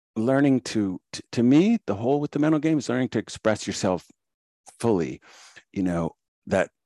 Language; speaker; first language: English; native; English